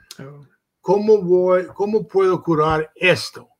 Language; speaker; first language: Spanish; early bilingual, heritage; Spanish